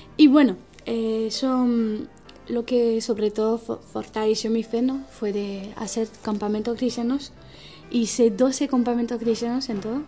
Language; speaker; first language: Spanish; non-native, fluent; French